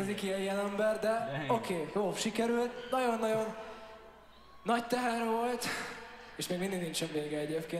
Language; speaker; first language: Hungarian; native; Hungarian